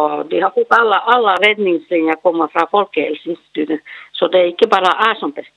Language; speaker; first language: Swedish; non-native, learner; Finnish